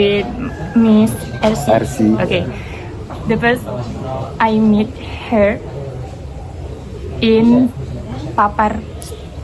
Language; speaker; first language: English; non-native, learner; Indonesian